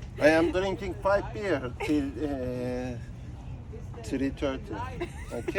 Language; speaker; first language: English; non-native, learner; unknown